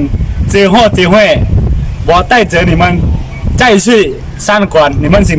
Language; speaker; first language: Chinese; non-native, learner; Lao